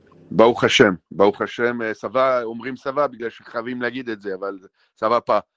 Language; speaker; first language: Hebrew; non-native, fluent; French